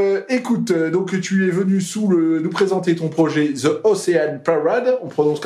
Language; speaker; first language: French; native; French